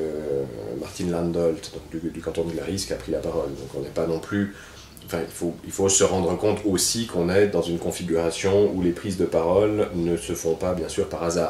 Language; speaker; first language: French; native; French